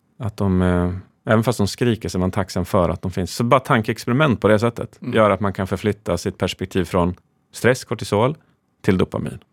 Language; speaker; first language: Swedish; native; Swedish